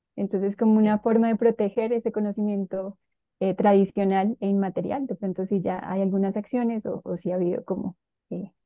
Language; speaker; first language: Spanish; native; Spanish